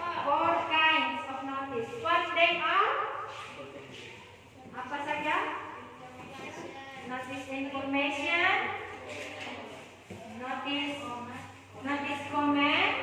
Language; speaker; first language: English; non-native, learner; Indonesian